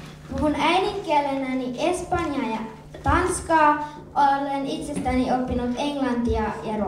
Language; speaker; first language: Finnish; early bilingual, other home language; Spanish